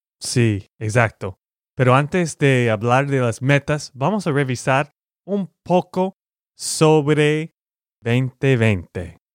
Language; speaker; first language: Spanish; non-native, fluent; English